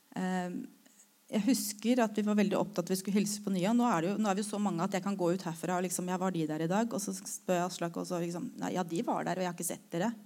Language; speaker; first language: Norwegian; native; Norwegian